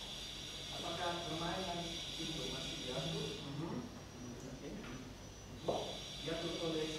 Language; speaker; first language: Indonesian; non-native, fluent; Dutch